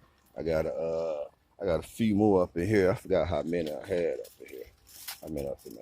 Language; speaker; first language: English; native; English